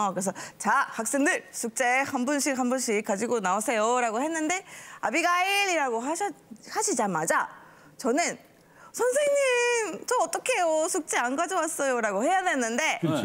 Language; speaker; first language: Korean; non-native, fluent; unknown